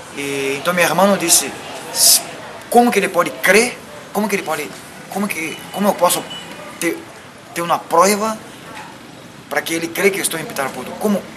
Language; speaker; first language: Portuguese; native; Portuguese